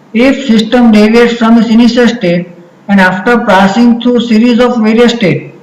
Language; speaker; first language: English; non-native, local second language; Gujarati